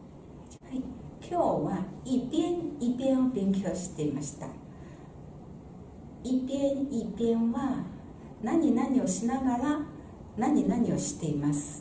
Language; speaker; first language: Japanese; non-native, fluent; Chinese